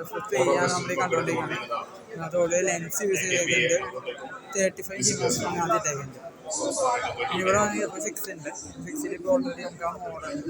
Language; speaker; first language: Malayalam; native; Malayalam